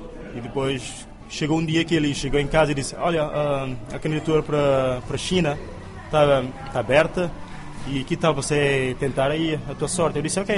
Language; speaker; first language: Portuguese; non-native, local second language; Kabuverdianu